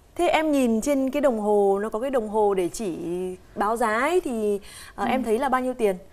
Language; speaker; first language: Vietnamese; native; Vietnamese